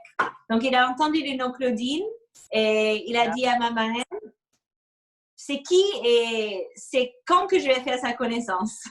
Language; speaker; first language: French; non-native, fluent; English